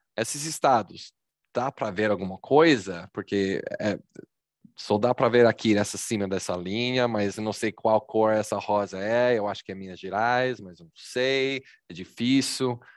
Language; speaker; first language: Portuguese; non-native, fluent; English